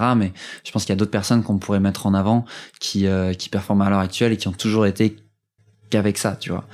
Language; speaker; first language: French; native; French